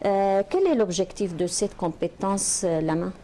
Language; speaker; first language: French; non-native, local second language; Arabic